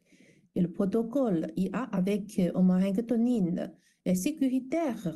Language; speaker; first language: French; non-native, fluent; Chinese